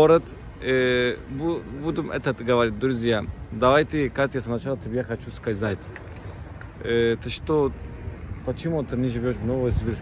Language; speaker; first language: Russian; non-native, learner; Turkish